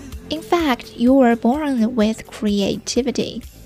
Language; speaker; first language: English; non-native, fluent; Chinese